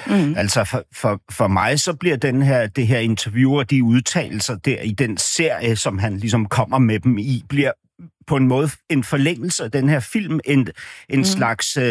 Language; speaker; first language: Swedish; non-native, learner; Danish